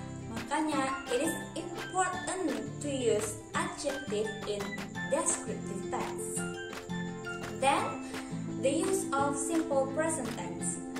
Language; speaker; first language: English; non-native, fluent; Indonesian